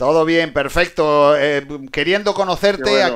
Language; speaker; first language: Spanish; native; Spanish